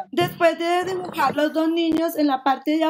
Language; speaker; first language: Spanish; native; Spanish